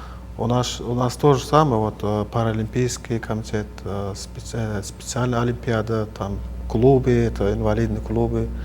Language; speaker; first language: Russian; non-native, fluent; Turkmen